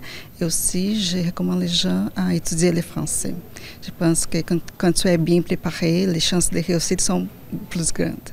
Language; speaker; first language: French; non-native, fluent; Portuguese